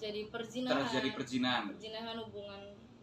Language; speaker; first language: Indonesian; native; Indonesian